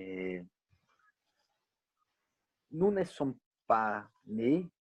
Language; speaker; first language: French; non-native, learner; Portuguese